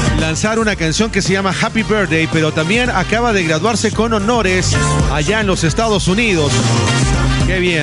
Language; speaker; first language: Spanish; native; Spanish